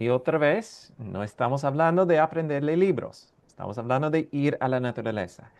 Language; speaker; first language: Spanish; non-native, fluent; English